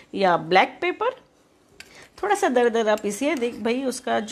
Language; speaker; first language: Hindi; non-native, local second language; Marathi